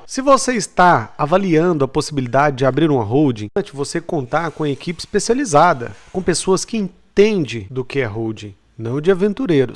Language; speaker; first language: Portuguese; native; Portuguese